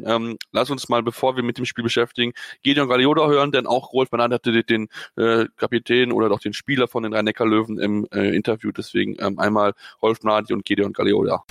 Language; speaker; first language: German; native; German